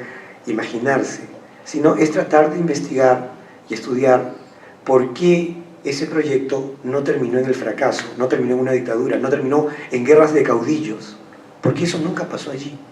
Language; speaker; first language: Spanish; native; Spanish